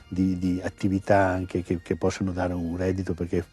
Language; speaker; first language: Italian; native; Italian